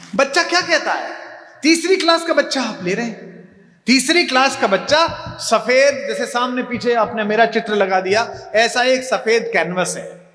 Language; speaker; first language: Hindi; native; Hindi